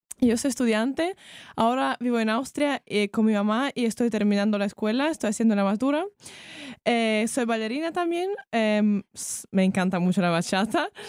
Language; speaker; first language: Spanish; non-native, fluent; Ukrainian